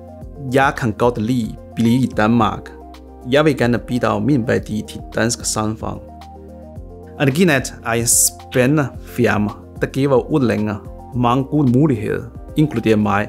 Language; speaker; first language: Danish; non-native, fluent; Chinese